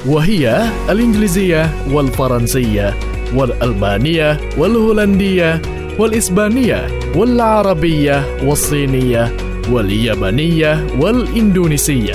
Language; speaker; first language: Arabic; non-native, fluent; Indonesian